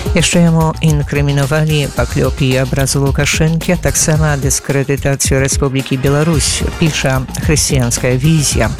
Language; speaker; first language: Belarusian; native; Belarusian